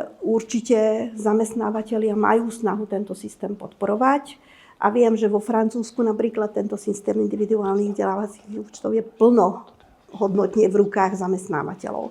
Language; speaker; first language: Slovak; native; Slovak